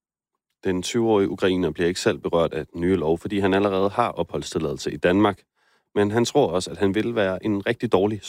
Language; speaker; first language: Danish; native; Danish